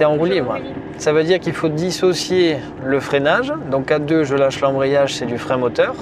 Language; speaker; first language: French; native; French